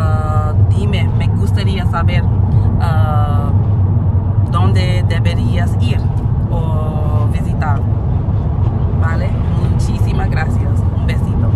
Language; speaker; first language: Spanish; non-native, learner; English